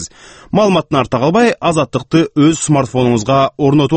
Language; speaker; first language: Kyrgyz; native; Kyrgyz